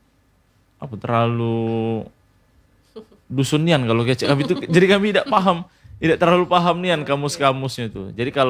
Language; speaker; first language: Indonesian; native; Indonesian